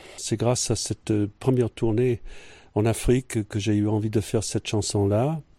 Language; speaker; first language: French; non-native, fluent; English